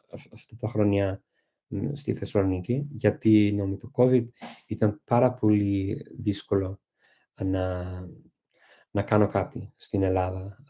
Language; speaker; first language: Greek; non-native, fluent; English